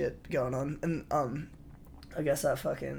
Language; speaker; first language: English; native; English